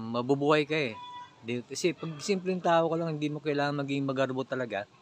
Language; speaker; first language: Filipino; non-native, local second language; Aklanon